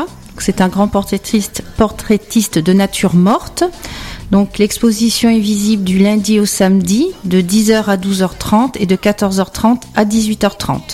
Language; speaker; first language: French; native; French